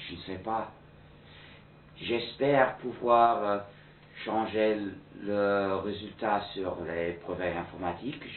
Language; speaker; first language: French; non-native, fluent; English